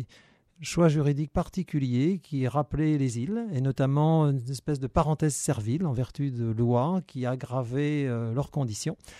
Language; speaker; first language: French; native; French